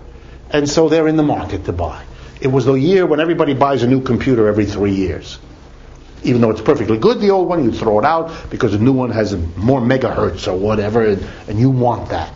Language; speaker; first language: English; native; English